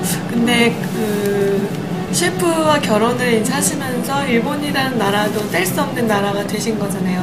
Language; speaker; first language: Korean; native; Korean